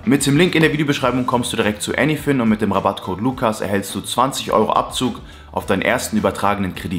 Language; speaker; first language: German; native; German